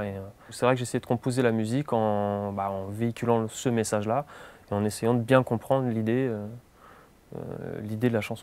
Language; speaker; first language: French; native; French